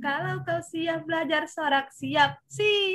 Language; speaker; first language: Indonesian; native; Indonesian